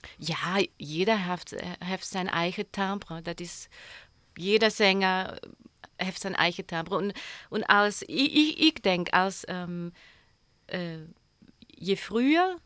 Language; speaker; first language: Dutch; non-native, learner; German